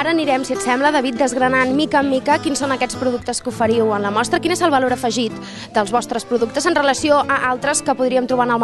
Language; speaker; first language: Catalan; native; Catalan